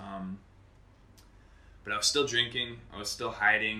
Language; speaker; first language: English; native; English